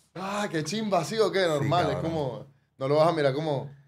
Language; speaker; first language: Spanish; native; Spanish